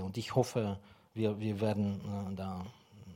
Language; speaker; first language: German; non-native, fluent; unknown